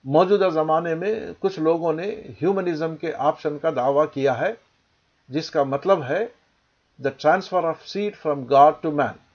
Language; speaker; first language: Urdu; native; Urdu